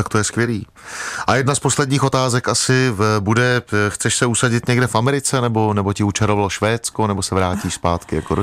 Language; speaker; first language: Czech; native; Czech